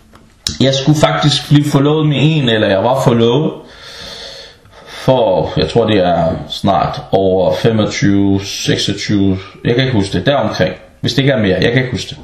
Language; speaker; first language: Danish; non-native, local second language; Arabic